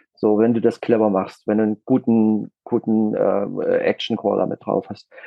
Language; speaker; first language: German; native; German